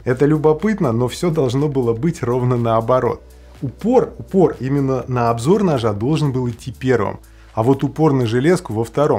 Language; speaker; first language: Russian; native; Russian